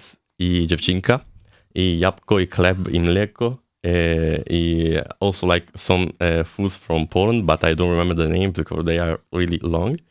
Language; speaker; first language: English; non-native, fluent; Italian